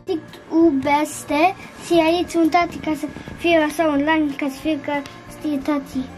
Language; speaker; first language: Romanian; early bilingual, heritage; Romanian